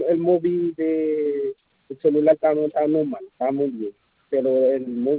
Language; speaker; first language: Spanish; non-native, learner; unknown